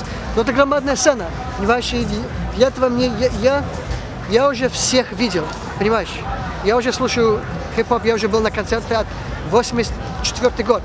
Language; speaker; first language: Russian; early bilingual, heritage; Russian